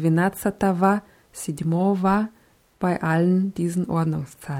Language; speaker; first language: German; non-native, fluent; Russian